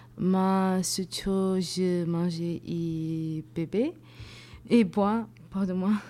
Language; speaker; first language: French; non-native, learner; Portuguese